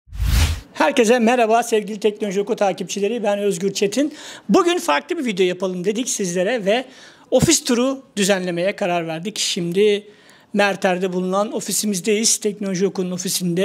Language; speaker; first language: Turkish; native; Turkish